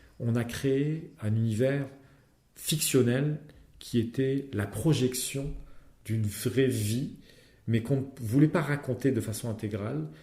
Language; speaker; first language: French; non-native, local second language; Arabic